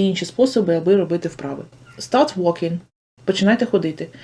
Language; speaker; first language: Ukrainian; native; Ukrainian